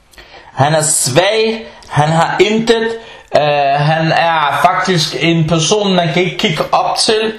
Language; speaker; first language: Danish; non-native, fluent; Arabic